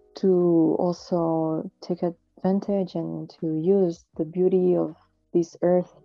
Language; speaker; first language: English; non-native, fluent; French